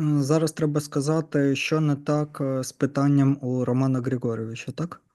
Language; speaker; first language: Ukrainian; non-native, learner; Russian